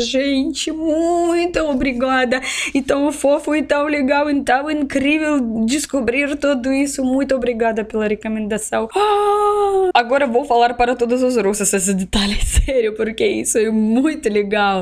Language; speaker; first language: Portuguese; non-native, learner; Russian